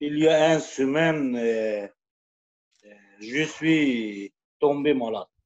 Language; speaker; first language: French; non-native, learner; Kurdish